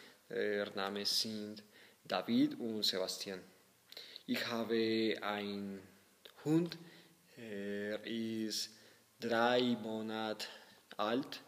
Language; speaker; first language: German; non-native, learner; Spanish